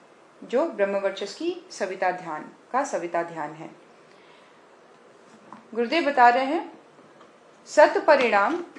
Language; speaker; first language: Hindi; native; Hindi